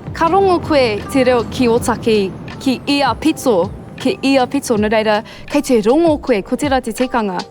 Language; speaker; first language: Māori; non-native, local second language; English